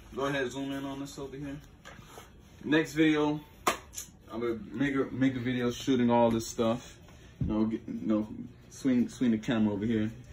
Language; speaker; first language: English; native; English